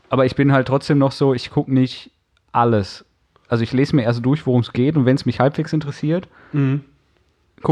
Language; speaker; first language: German; native; German